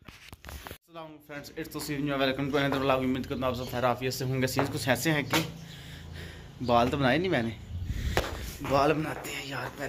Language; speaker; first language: Hindi; non-native, local second language; Punjabi